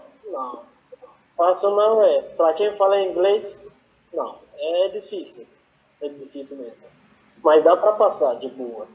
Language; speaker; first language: Portuguese; non-native, fluent; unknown